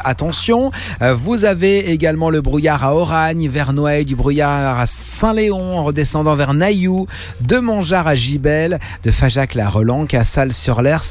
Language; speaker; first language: French; native; French